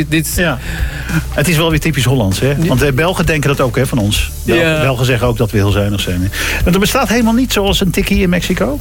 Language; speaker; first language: Dutch; native; Dutch